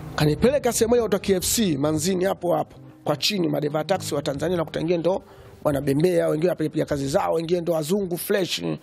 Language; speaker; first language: Swahili; native; Swahili